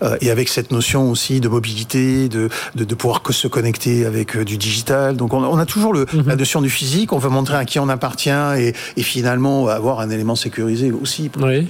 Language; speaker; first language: French; native; French